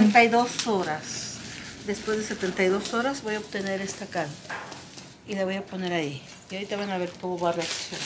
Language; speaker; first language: Spanish; native; Spanish